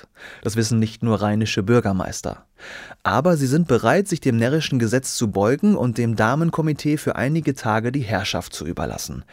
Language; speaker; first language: German; native; German